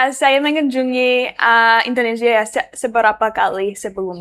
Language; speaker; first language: Indonesian; non-native, learner; English